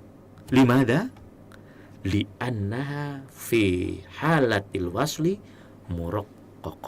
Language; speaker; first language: Arabic; non-native, fluent; Indonesian